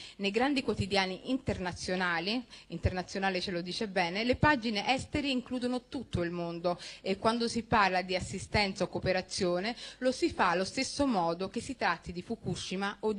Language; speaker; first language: Italian; early bilingual, other home language; Somali